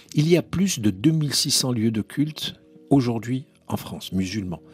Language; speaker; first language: French; non-native, local second language; Arabic